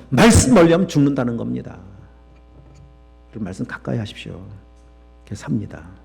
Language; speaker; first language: Korean; native; Korean